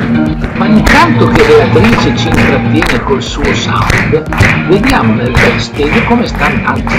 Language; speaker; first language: Italian; native; Italian